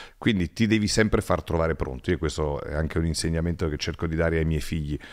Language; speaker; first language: Italian; native; Italian